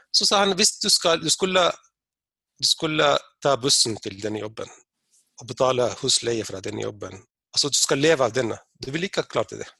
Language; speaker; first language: Norwegian; non-native, fluent; Arabic